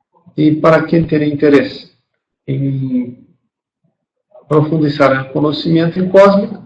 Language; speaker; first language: Spanish; non-native, fluent; Portuguese